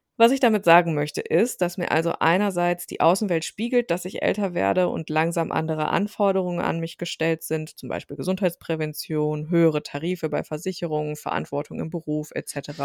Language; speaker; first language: German; early bilingual, other home language; Turkish